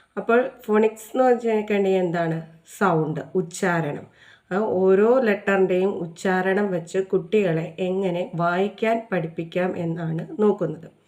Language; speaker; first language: Malayalam; native; Malayalam